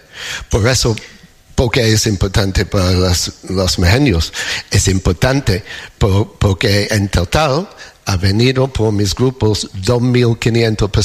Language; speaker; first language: Spanish; non-native, fluent; English